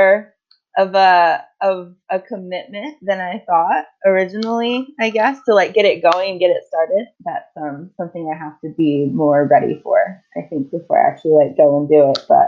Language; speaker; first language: English; native; English